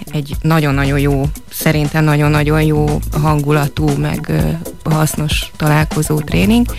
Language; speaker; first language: Hungarian; native; Hungarian